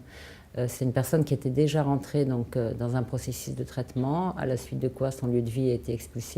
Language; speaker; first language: French; native; French